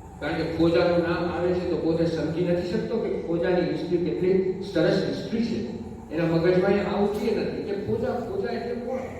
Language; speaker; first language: Gujarati; early bilingual, heritage; Gujarati